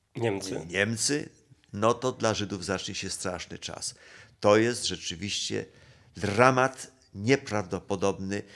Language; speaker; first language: Polish; native; Polish